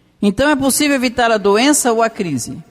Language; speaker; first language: Portuguese; native; Portuguese